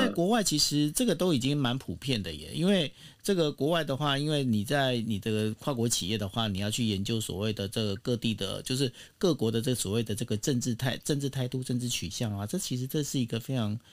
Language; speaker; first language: Chinese; native; Chinese